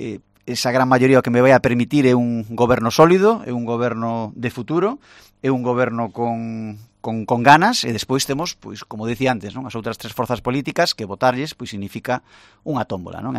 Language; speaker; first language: Galician; non-native, local second language; Spanish